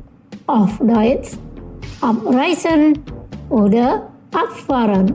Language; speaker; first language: German; non-native, fluent; Indonesian